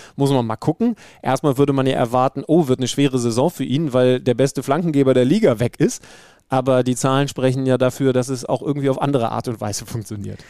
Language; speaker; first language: German; native; German